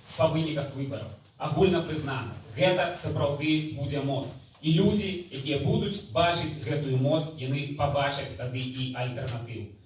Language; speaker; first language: Belarusian; native; Belarusian